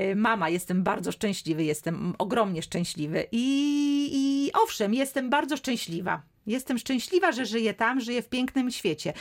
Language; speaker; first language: Polish; native; Polish